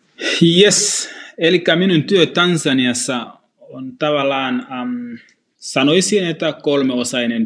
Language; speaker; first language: Finnish; non-native, fluent; Swahili